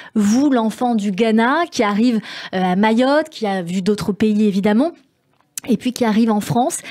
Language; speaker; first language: French; native; French